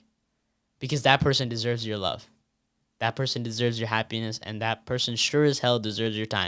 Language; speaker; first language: English; native; English